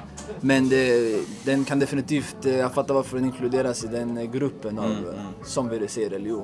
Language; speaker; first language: Swedish; native; Swedish